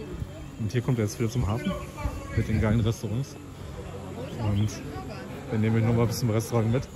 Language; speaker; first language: German; native; German